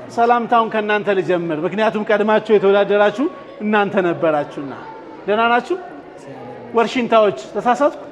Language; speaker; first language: Amharic; native; Amharic